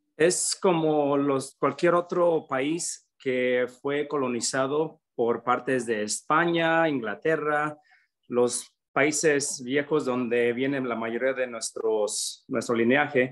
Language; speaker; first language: Spanish; early bilingual, other home language; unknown